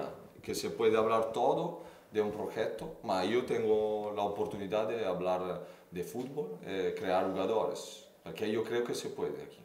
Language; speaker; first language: Spanish; non-native, fluent; Italian